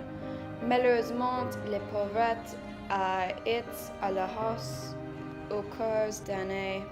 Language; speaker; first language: French; non-native, learner; English